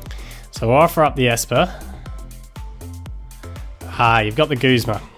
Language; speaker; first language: English; native; English